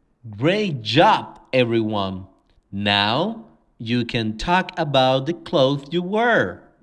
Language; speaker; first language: English; non-native, fluent; Spanish